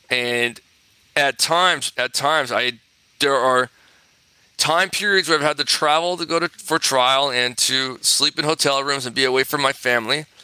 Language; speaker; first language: English; native; English